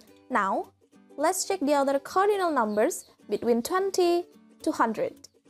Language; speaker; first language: English; non-native, fluent; Indonesian